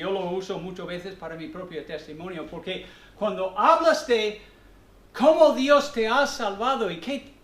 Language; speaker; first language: Spanish; non-native, fluent; English